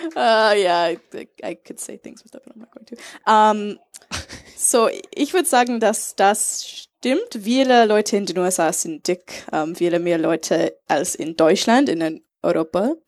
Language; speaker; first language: German; non-native, fluent; English